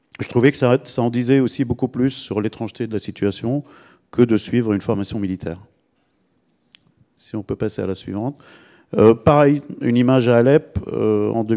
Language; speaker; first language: French; native; French